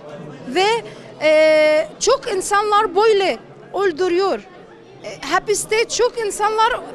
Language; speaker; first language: Turkish; non-native, learner; Arabic